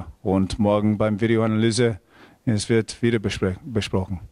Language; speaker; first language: German; non-native, fluent; English